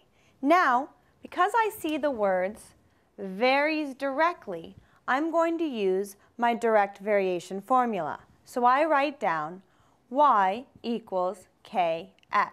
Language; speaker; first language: English; native; English